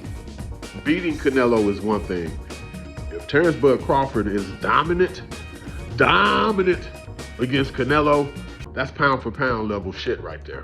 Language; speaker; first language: English; native; English